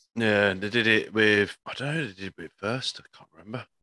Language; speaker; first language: English; native; English